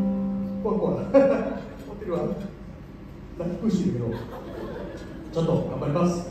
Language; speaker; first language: Japanese; non-native, learner; English